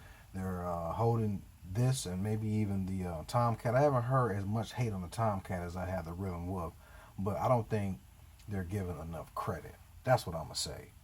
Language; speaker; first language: English; native; English